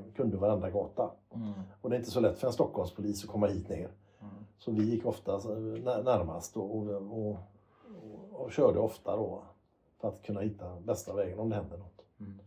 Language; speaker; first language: Swedish; native; Swedish